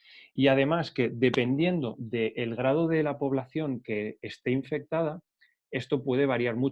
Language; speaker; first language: Spanish; native; Spanish